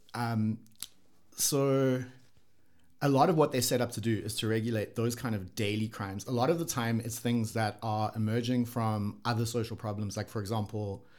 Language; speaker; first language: English; native; English